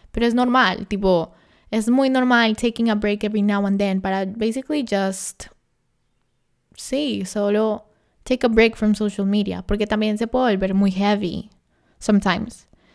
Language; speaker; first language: Spanish; early bilingual, heritage; Spanish